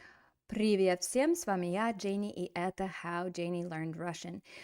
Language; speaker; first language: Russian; non-native, fluent; English